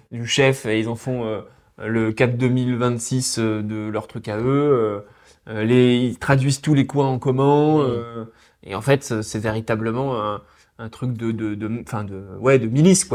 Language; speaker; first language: French; native; French